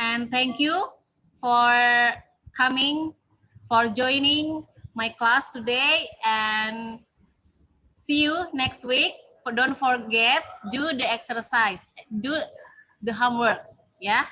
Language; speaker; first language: English; non-native, learner; Indonesian